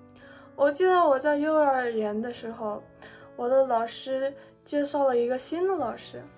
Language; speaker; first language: Chinese; early bilingual, heritage; Chinese